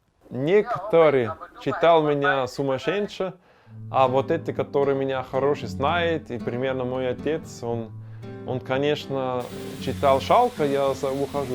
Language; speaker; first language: Russian; non-native, learner; German